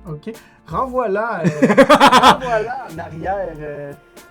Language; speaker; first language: French; native; French